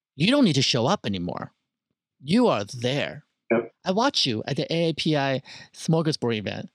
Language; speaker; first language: English; early bilingual, other home language; Chinese